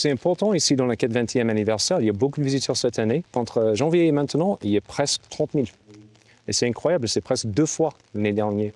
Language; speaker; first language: French; non-native, fluent; English